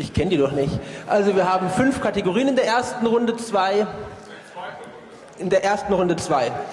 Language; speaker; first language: German; native; German